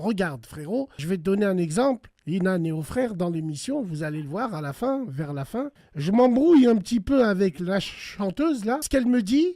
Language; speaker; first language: French; early bilingual, other home language; Arabic